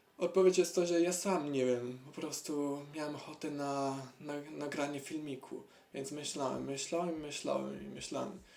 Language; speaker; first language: Polish; non-native, learner; Italian